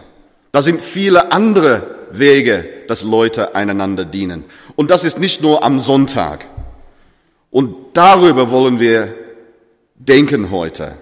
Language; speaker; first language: German; non-native, fluent; English